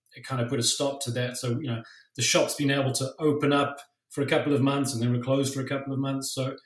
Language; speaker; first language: English; native; English